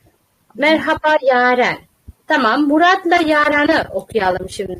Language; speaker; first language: Turkish; non-native, fluent; Uzbek